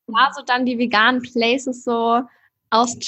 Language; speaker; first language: German; native; German